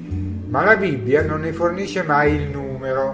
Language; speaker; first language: Italian; native; Italian